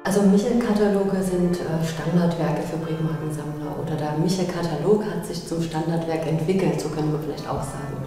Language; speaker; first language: German; native; German